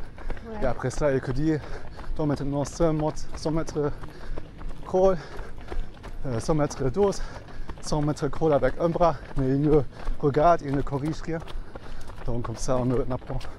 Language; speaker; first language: French; non-native, fluent; German